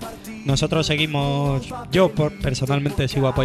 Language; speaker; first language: Spanish; native; Spanish